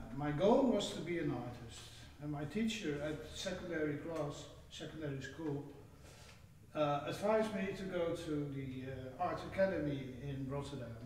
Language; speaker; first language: English; non-native, fluent; Dutch